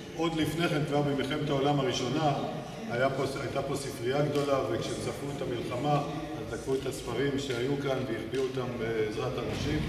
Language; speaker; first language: Hebrew; native; Hebrew